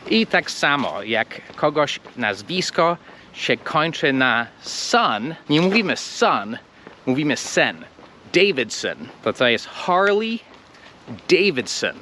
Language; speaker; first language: Polish; non-native, fluent; English